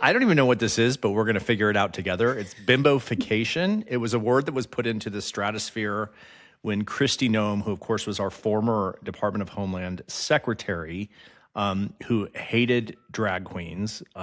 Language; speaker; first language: English; native; English